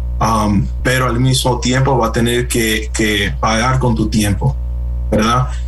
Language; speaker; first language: Spanish; early bilingual, heritage; Spanish